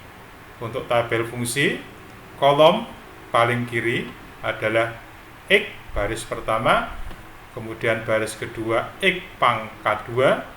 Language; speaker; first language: Indonesian; native; Indonesian